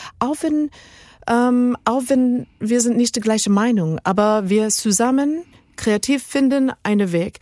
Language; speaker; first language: German; non-native, learner; Spanish